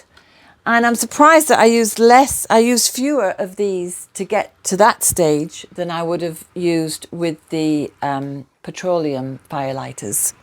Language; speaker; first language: English; native; English